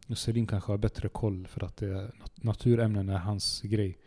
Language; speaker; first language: Swedish; native; Swedish